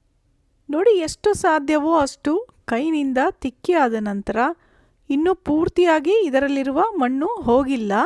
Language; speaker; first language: Kannada; native; Kannada